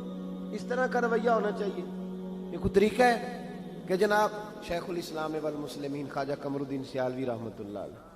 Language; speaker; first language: Urdu; native; Urdu